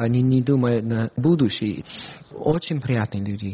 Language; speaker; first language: Russian; non-native, fluent; English